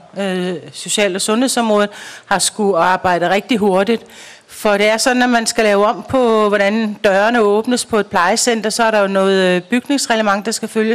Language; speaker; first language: Danish; native; Danish